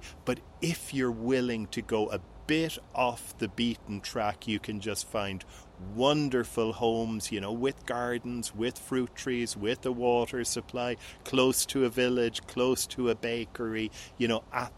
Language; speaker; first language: English; native; English